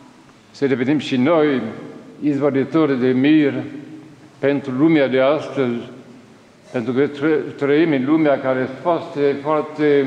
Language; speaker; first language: Romanian; non-native, learner; French